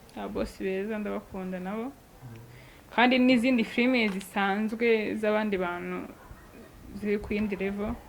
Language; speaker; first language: Kinyarwanda; native; Kinyarwanda